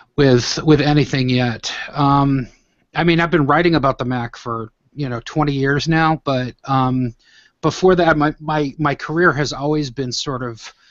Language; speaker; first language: English; native; English